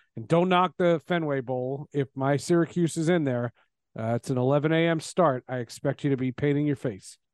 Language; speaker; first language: English; native; English